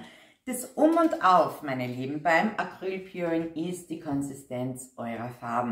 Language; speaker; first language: German; native; German